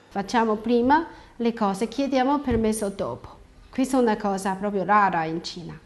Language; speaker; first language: Italian; non-native, learner; Chinese